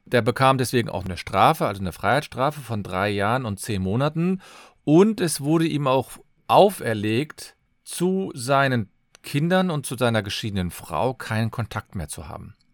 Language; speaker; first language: German; native; German